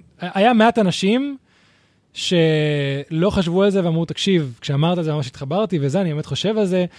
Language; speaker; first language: Hebrew; native; Hebrew